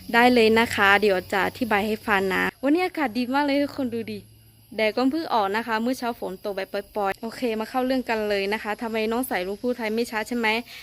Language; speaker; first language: Thai; non-native, local second language; Akha